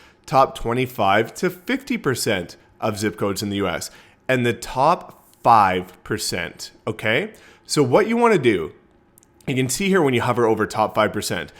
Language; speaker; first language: English; native; English